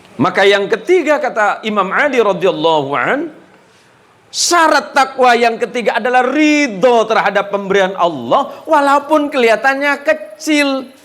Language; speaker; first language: Indonesian; native; Indonesian